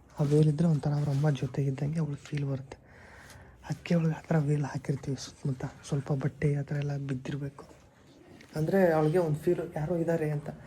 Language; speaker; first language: Kannada; native; Kannada